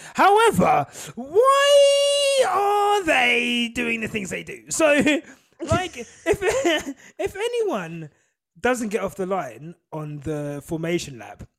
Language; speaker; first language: English; native; English